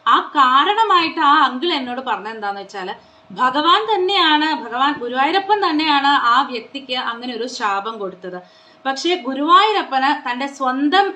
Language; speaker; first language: Malayalam; non-native, local second language; Konkani